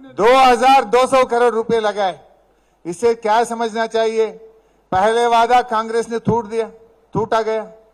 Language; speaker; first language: Hindi; non-native, local second language; Telugu